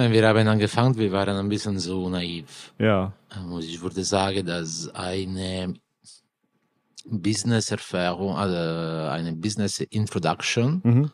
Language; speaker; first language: German; non-native, learner; Italian